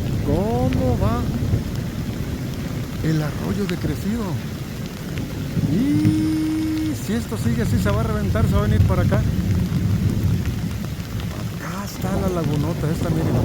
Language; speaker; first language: Spanish; native; Spanish